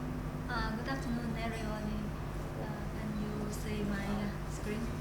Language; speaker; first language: English; non-native, learner; Vietnamese